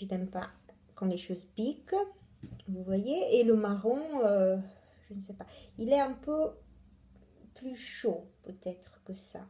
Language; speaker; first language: French; non-native, fluent; Italian